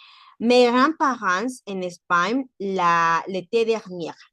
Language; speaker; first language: French; non-native, learner; Spanish